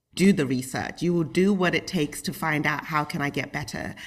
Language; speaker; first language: English; native; English